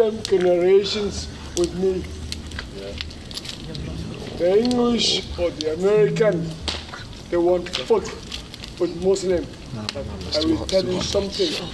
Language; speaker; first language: English; non-native, learner; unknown